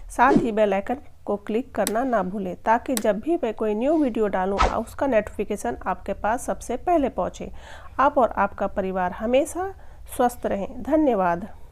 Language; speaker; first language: Hindi; native; Hindi